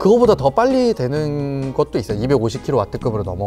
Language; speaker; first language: Korean; native; Korean